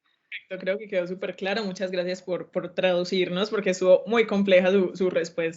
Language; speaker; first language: Spanish; native; Spanish